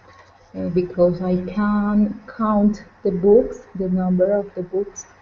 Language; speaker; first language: English; non-native, learner; Spanish